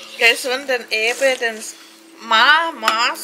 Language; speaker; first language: Danish; non-native, learner; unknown